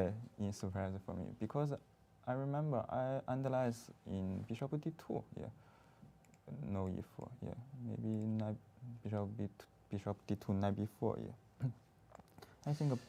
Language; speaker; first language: English; non-native, learner; Chinese